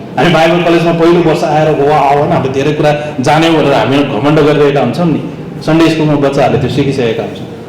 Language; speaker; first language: Nepali; native; Nepali